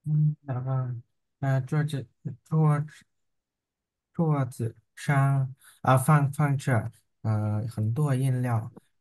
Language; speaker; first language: Chinese; non-native, learner; Vietnamese